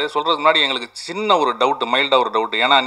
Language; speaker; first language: Tamil; native; Tamil